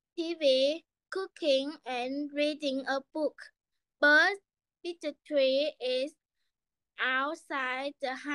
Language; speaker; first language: English; non-native, learner; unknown